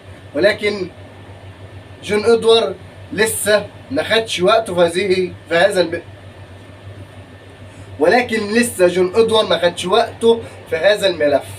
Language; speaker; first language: Arabic; native; Arabic